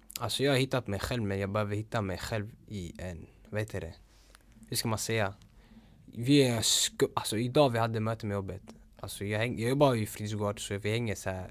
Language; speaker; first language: Swedish; early bilingual, other home language; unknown